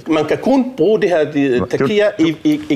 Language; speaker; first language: Danish; non-native, fluent; Arabic